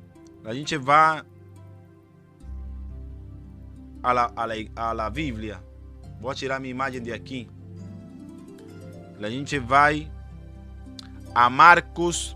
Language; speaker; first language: Portuguese; non-native, fluent; Spanish